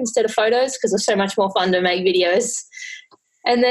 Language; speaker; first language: English; native; English